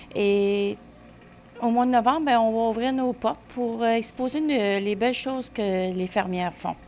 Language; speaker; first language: French; native; French